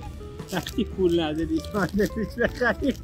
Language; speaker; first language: Persian; native; Persian